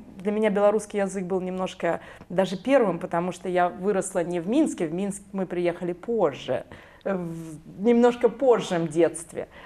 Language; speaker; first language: Russian; non-native, local second language; Belarusian